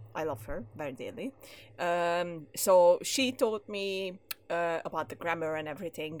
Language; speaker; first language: English; non-native, fluent; Hungarian